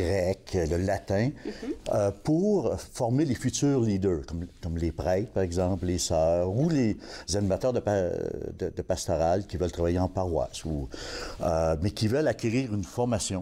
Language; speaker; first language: French; native; French